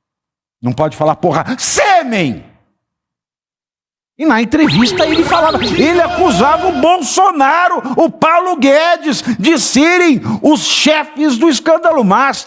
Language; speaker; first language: Portuguese; native; Portuguese